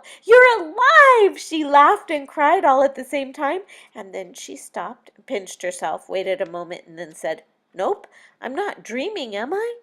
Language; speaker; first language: English; native; English